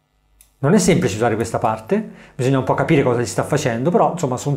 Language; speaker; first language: Italian; native; Italian